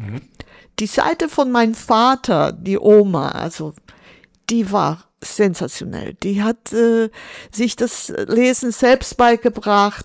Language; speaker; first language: German; non-native, fluent; Portuguese